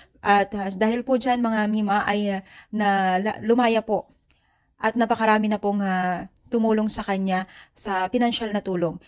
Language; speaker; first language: Filipino; non-native, local second language; Iloko